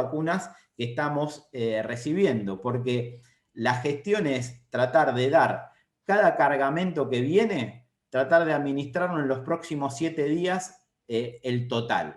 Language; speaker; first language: Spanish; native; Spanish